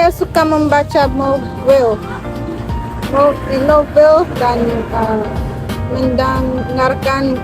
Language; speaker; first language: Indonesian; non-native, learner; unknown